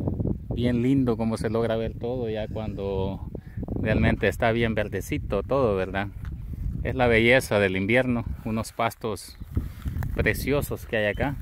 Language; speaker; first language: Spanish; native; Spanish